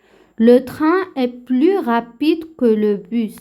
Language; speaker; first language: French; non-native, local second language; Arabic